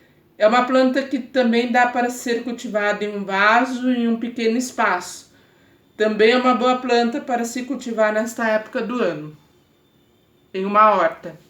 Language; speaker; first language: Portuguese; native; Portuguese